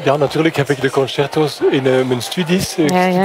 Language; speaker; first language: Dutch; non-native, fluent; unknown